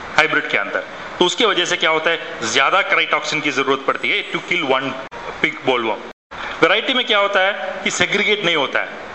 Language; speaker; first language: Hindi; non-native, local second language; Malayalam